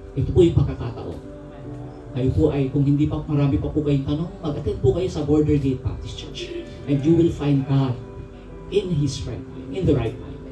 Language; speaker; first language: Filipino; non-native, local second language; Pangasinan